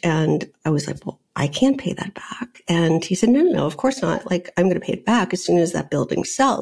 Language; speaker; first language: English; native; English